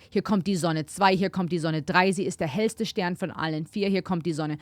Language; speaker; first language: German; native; German